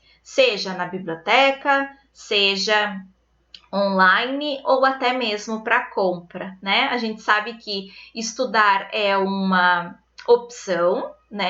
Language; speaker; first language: Portuguese; native; Portuguese